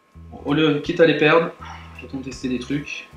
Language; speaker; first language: French; native; French